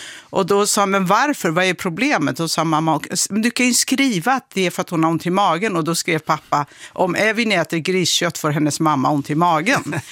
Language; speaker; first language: Swedish; early bilingual, other home language; Kurdish